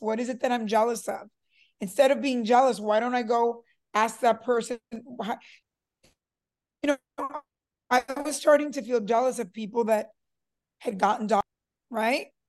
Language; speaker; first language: English; early bilingual, other home language; Spanish